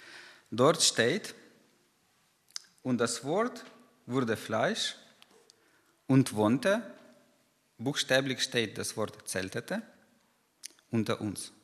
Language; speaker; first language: German; non-native, fluent; Ukrainian